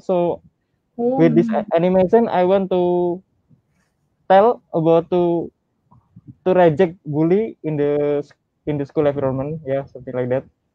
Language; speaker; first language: English; non-native, learner; Indonesian